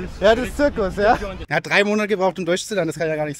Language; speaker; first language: German; native; German